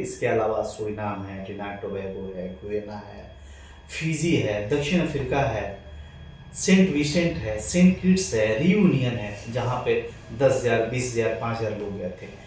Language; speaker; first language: Hindi; native; Hindi